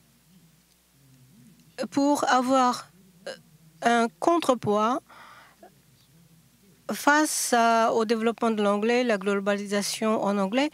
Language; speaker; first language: French; non-native, learner; Japanese